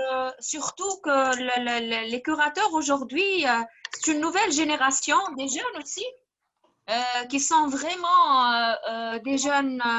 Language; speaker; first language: French; non-native, fluent; Arabic